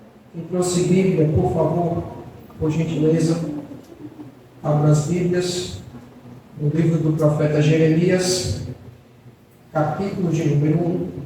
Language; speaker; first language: Portuguese; native; Portuguese